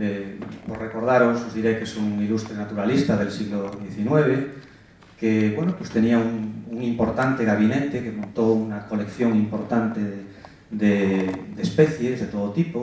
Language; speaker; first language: Spanish; native; Spanish